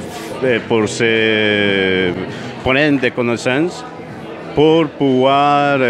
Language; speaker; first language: French; non-native, fluent; Spanish